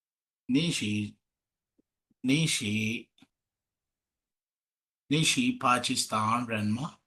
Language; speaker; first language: Chinese; non-native, learner; Urdu